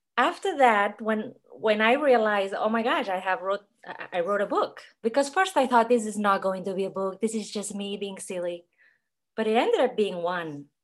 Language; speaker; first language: English; non-native, fluent; Catalan